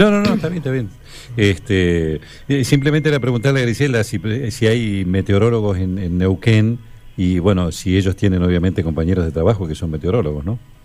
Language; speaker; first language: Spanish; native; Spanish